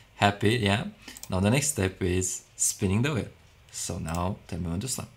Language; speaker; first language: English; non-native, fluent; Romanian